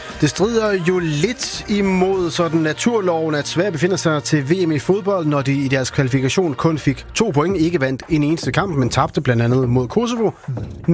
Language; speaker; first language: Danish; native; Danish